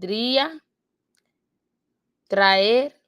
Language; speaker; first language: Spanish; non-native, learner; English